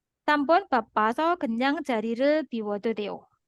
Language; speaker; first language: Korean; non-native, learner; Indonesian